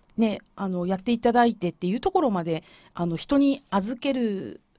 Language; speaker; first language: Japanese; native; Japanese